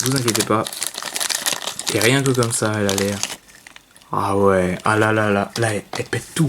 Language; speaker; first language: French; native; French